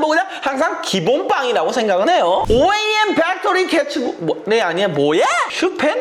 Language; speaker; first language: Korean; native; Korean